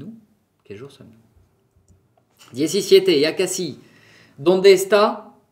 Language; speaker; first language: Spanish; non-native, fluent; French